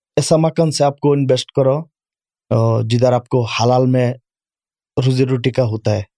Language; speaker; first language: Urdu; non-native, learner; Bangla